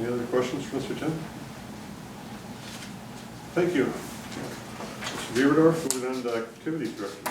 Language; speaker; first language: English; native; English